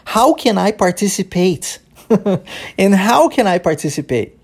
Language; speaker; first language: English; early bilingual, other home language; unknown